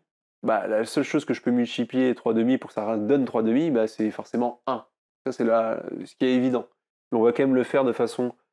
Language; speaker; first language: French; native; French